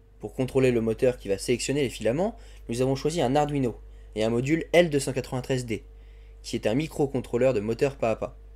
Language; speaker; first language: French; native; French